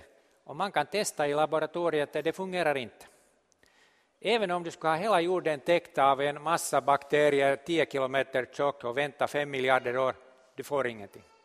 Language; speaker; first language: Swedish; non-native, local second language; Finnish